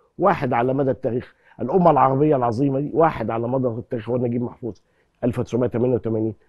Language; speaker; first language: Arabic; native; Arabic